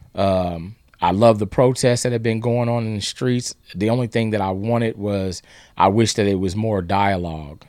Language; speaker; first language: English; native; English